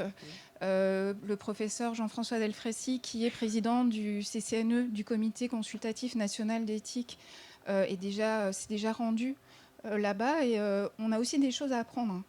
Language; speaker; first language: French; native; French